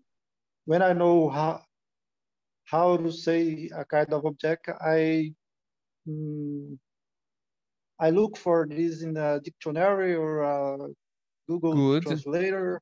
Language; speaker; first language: English; non-native, learner; Portuguese